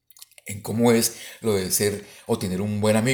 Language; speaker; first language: Spanish; native; Spanish